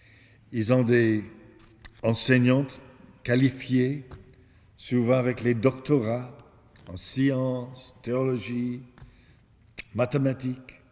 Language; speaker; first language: French; non-native, fluent; English